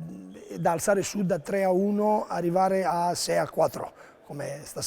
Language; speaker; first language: Italian; non-native, learner; Romanian